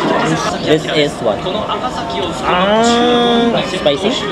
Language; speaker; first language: English; non-native, local second language; Filipino